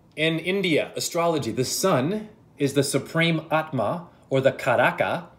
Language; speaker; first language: English; native; English